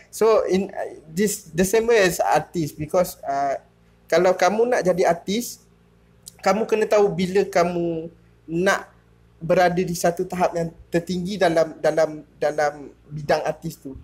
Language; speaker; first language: Malay; native; Malay